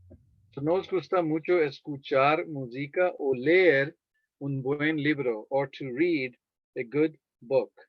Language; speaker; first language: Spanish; non-native, fluent; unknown